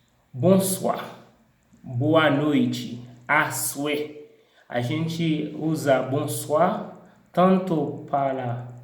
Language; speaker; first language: Portuguese; non-native, fluent; Haitian Creole